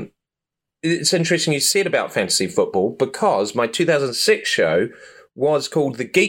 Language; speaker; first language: English; native; English